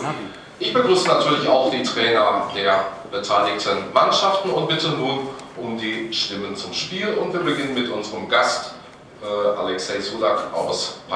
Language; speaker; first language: German; native; German